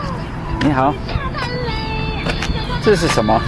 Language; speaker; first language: Chinese; non-native, learner; English